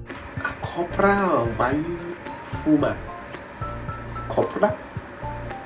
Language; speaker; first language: Portuguese; non-native, learner; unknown